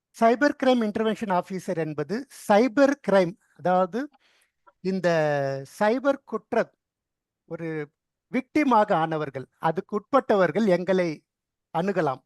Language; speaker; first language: Tamil; non-native, local second language; Telugu